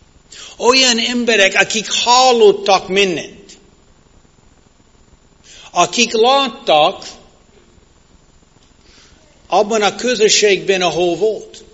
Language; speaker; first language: Hungarian; non-native, fluent; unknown